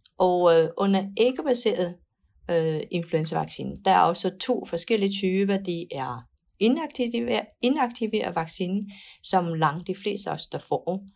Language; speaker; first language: Danish; non-native, fluent; Chinese